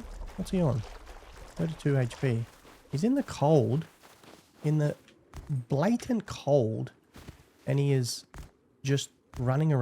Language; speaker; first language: English; native; English